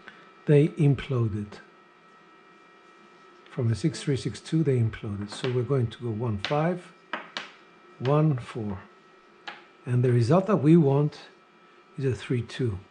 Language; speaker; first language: English; non-native, fluent; Greek